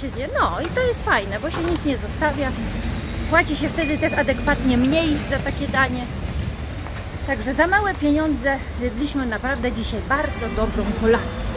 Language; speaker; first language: Polish; native; Polish